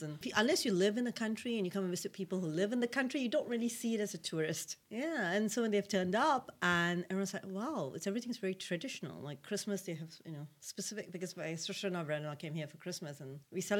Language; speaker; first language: English; non-native, local second language; Tamil